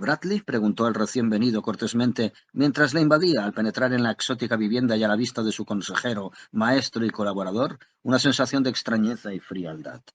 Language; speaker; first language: Spanish; native; Spanish